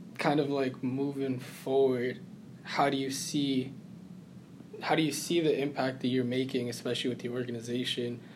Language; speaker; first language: English; native; English